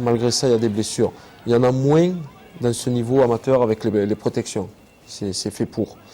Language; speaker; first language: French; native; French